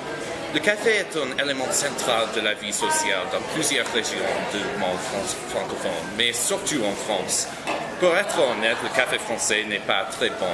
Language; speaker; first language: French; non-native, learner; English